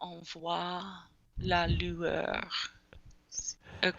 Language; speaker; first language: French; non-native, fluent; English